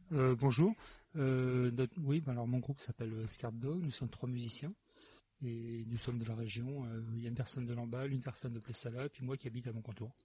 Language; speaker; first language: French; native; French